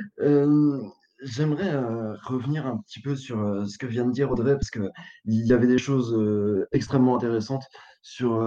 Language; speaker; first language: French; native; French